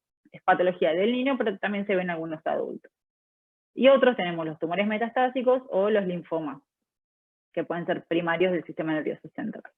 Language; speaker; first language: Spanish; native; Spanish